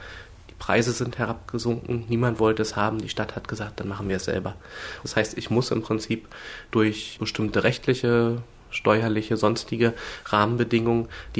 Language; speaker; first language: German; native; German